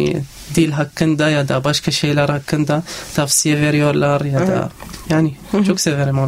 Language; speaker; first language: Turkish; non-native, learner; Arabic